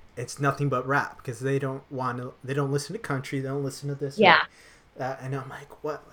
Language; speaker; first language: English; native; English